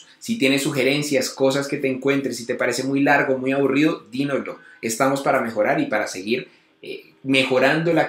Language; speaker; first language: Spanish; native; Spanish